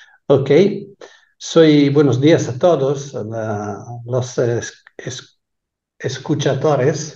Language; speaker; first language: Spanish; non-native, fluent; Italian